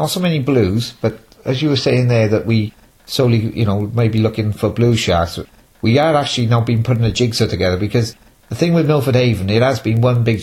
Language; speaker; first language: English; native; English